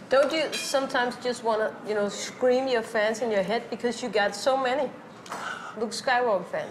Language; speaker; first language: English; non-native, fluent; Danish